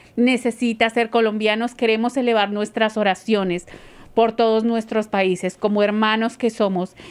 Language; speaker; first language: Spanish; native; Spanish